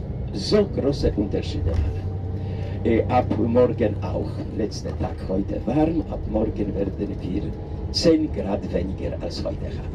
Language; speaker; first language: German; non-native, fluent; Polish